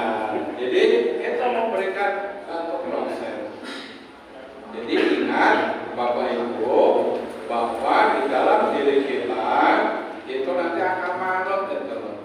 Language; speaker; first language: Indonesian; non-native, local second language; Javanese